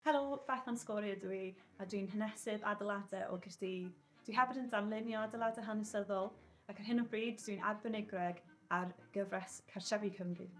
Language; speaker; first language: Welsh; non-native, local second language; English